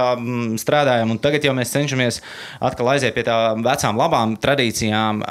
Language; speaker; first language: Latvian; native; Latvian